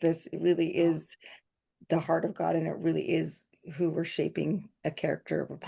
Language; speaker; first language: English; native; English